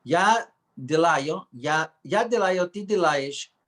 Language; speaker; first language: Russian; non-native, learner; English